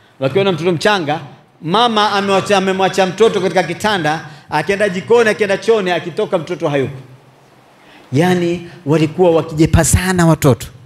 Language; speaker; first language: Swahili; native; Swahili